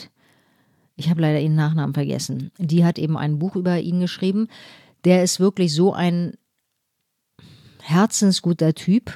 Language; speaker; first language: German; native; German